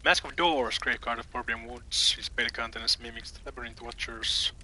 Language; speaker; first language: English; non-native, fluent; Finnish